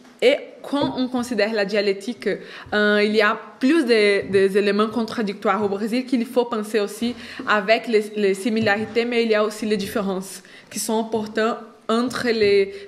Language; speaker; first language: French; non-native, fluent; Portuguese